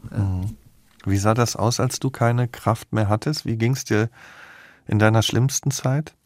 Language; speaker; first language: German; native; German